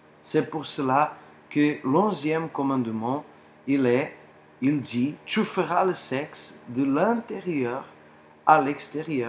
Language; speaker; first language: French; non-native, fluent; Portuguese